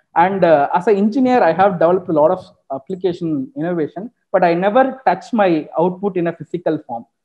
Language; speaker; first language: English; non-native, local second language; Tamil